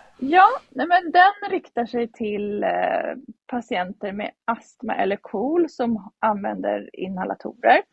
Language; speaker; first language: Swedish; native; Swedish